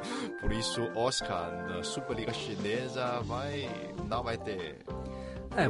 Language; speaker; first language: Portuguese; non-native, fluent; Chinese